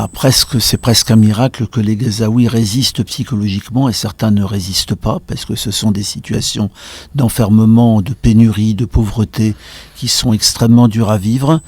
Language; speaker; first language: French; native; French